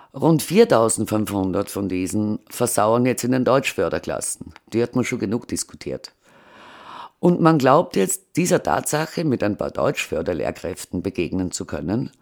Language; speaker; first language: German; native; German